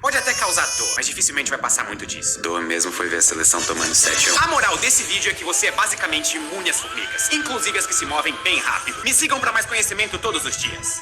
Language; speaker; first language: Portuguese; native; Portuguese